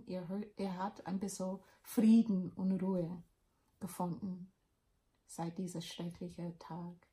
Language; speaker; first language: German; non-native, learner; English